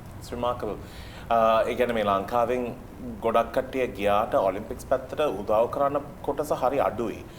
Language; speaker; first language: Sinhala; non-native, local second language; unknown